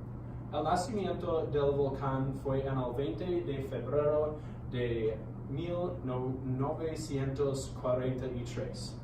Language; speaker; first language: Spanish; non-native, learner; English